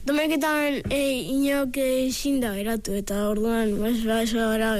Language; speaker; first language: Basque; native; Basque